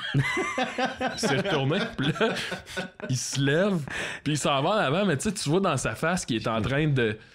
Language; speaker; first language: French; native; French